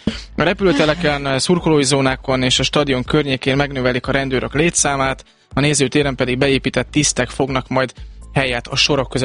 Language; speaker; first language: Hungarian; native; Hungarian